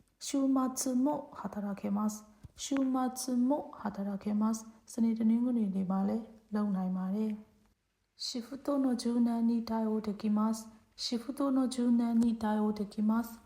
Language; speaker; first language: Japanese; non-native, fluent; Burmese